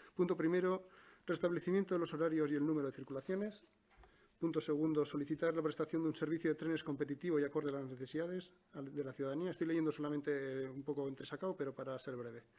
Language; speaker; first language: Spanish; native; Spanish